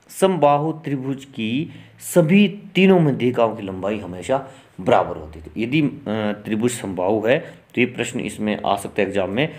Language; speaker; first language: Hindi; native; Hindi